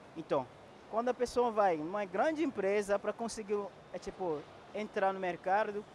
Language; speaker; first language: Portuguese; non-native, fluent; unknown